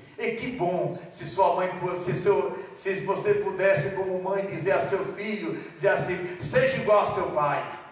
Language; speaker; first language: Portuguese; non-native, fluent; Malagasy